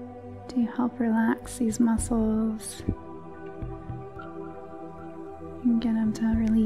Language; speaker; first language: English; native; English